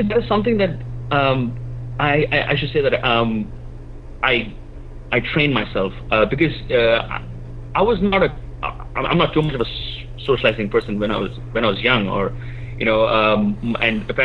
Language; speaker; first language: English; non-native, local second language; Malayalam